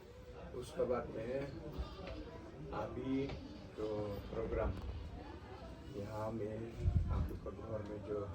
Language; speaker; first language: Hindi; non-native, local second language; Khasi